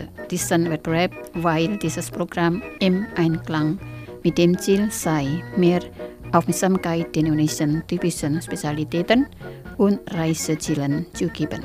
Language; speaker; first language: German; non-native, fluent; Indonesian